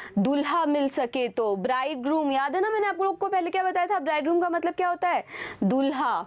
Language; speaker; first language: Hindi; native; Hindi